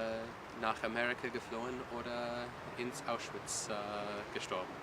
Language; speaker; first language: German; non-native, learner; English